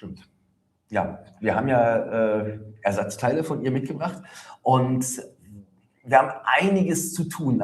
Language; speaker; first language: German; native; German